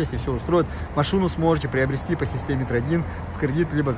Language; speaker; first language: Russian; native; Russian